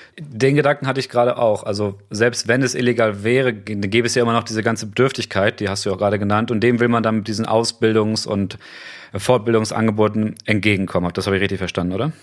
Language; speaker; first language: German; native; German